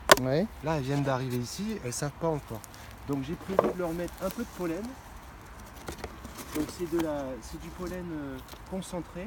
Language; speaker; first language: French; native; French